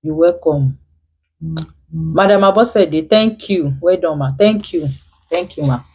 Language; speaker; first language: English; non-native, local second language; Yoruba